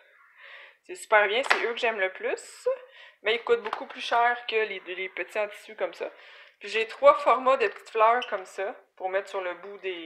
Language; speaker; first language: French; native; French